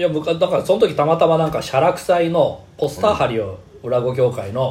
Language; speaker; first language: Japanese; native; Japanese